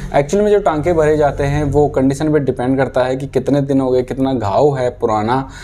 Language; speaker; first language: Hindi; native; Hindi